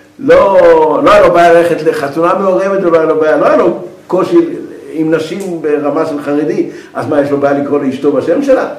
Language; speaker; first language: Hebrew; native; Hebrew